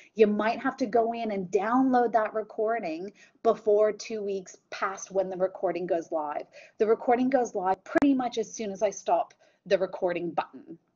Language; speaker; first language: English; native; English